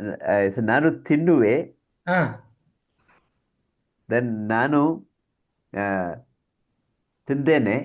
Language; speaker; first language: Kannada; non-native, learner; Hindi